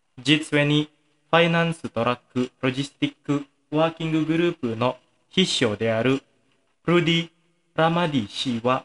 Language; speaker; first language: Japanese; non-native, fluent; Indonesian